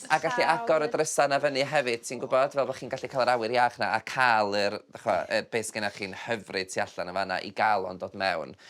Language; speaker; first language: Welsh; native; Welsh